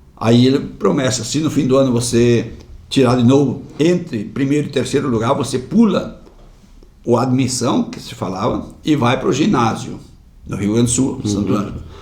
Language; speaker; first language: Portuguese; non-native, local second language; German